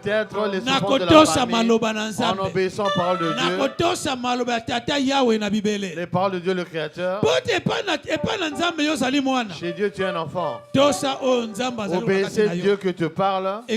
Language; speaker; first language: French; non-native, local second language; Lingala